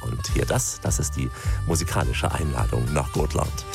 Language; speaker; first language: German; native; German